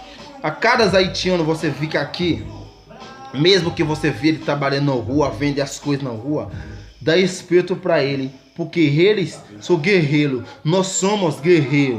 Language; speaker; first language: Portuguese; non-native, learner; Haitian Creole